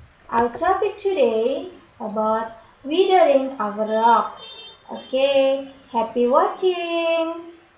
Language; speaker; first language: English; non-native, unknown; Indonesian